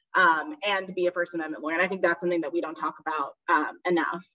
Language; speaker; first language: English; native; English